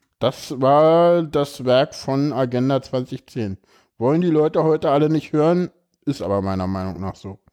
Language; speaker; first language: German; native; German